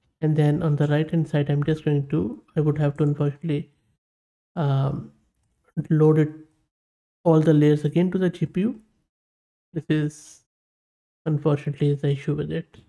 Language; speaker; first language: English; non-native, local second language; Urdu